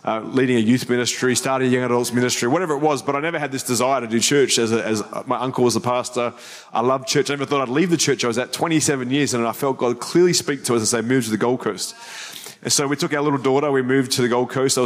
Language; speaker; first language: English; native; English